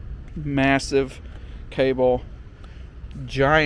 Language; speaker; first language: English; native; English